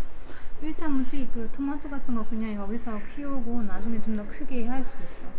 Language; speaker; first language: Korean; non-native, learner; German